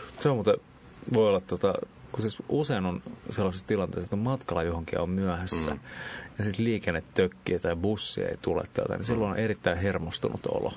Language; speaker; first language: Finnish; native; Finnish